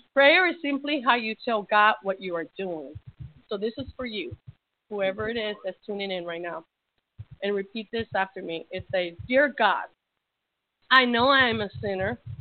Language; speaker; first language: English; early bilingual, other home language; Spanish